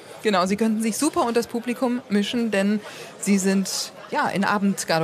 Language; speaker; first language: German; native; German